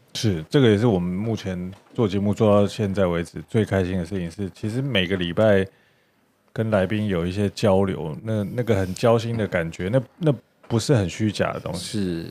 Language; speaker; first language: Chinese; native; Chinese